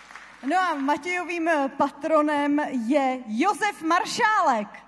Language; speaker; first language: Czech; native; Czech